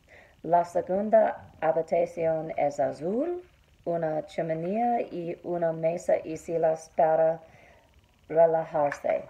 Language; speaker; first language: Spanish; non-native, learner; English